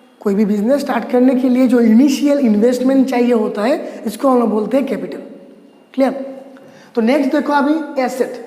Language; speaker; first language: Hindi; non-native, local second language; Bangla